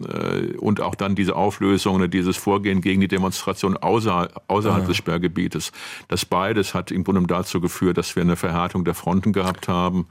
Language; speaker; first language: German; native; German